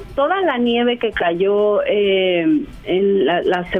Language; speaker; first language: Spanish; native; Spanish